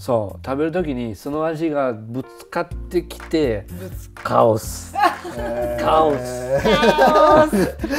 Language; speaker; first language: Japanese; non-native, fluent; French